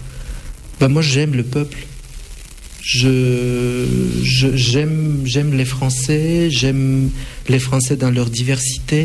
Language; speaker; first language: French; non-native, fluent; Russian